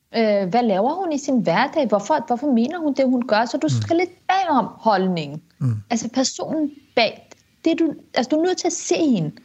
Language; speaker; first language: Danish; early bilingual, other home language; Kurdish